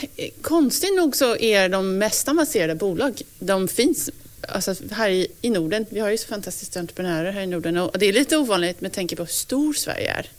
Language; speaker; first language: Swedish; non-native, fluent; English